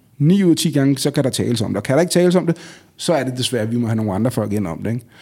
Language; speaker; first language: Danish; native; Danish